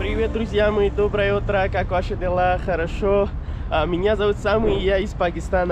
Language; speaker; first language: Russian; non-native, learner; Pashto